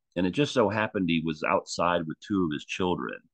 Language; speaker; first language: English; native; English